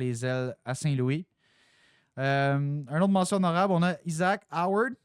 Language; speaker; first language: French; native; French